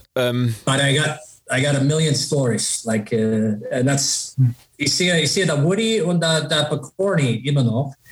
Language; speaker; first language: German; non-native, fluent; English